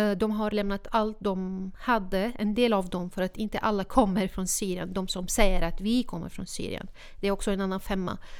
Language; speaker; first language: Swedish; non-native, fluent; Arabic